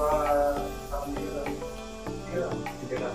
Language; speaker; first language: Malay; non-native, learner; Bangla